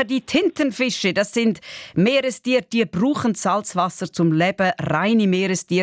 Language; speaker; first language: German; native; German